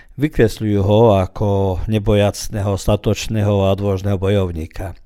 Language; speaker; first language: Slovak; early bilingual, heritage; Croatian